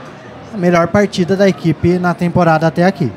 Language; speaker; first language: Portuguese; native; Portuguese